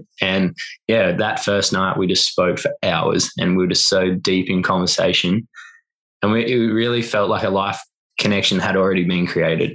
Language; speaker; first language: English; native; English